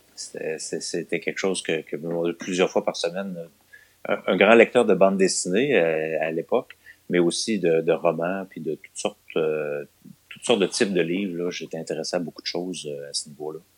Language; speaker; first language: French; native; French